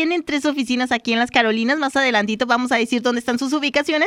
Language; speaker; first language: Spanish; native; Spanish